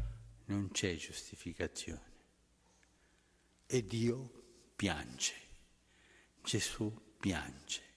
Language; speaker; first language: Italian; non-native, fluent; Spanish